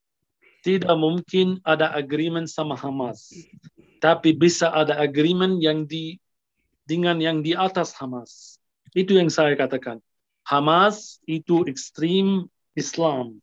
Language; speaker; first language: Indonesian; non-native, fluent; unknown